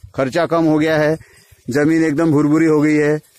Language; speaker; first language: Hindi; non-native, local second language; Marathi